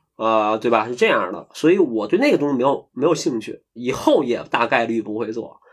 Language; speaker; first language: Chinese; native; Chinese